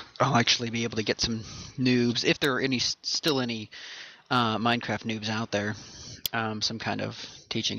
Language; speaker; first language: English; native; English